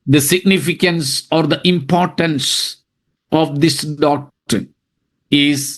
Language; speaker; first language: English; non-native, local second language; Malayalam